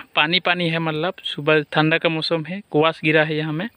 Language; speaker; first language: Hindi; non-native, local second language; Assamese